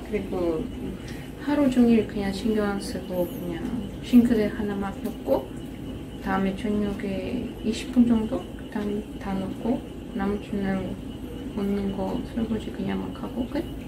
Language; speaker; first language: Korean; non-native, fluent; Russian